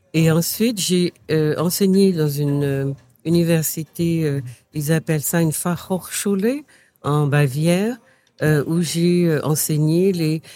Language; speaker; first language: French; native; French